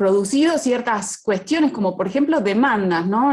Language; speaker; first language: Spanish; native; Spanish